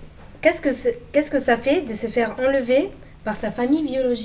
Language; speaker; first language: French; native; French